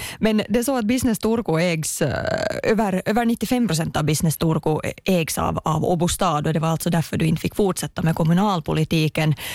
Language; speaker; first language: Swedish; native; Swedish